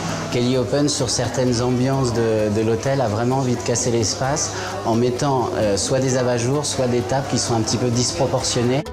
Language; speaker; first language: French; native; French